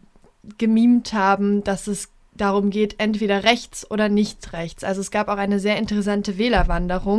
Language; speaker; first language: German; native; German